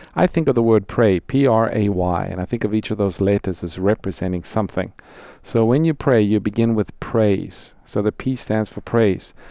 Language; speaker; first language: English; native; English